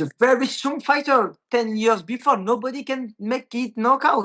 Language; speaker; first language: English; non-native, learner; French